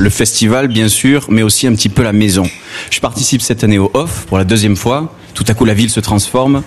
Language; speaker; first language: French; native; French